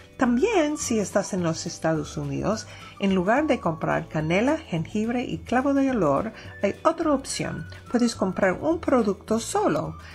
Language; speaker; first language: Spanish; non-native, fluent; English